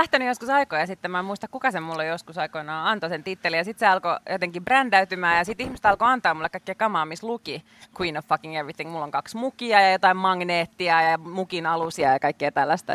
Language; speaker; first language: Finnish; native; Finnish